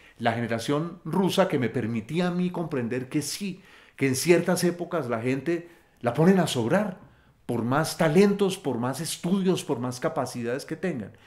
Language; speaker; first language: Spanish; native; Spanish